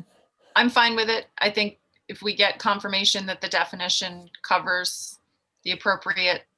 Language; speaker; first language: English; native; English